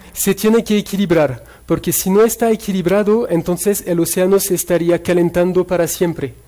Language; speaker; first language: Spanish; non-native, fluent; French